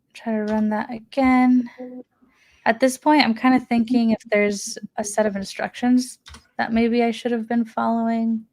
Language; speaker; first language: English; native; English